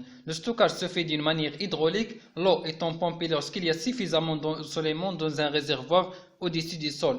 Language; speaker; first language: French; non-native, local second language; Arabic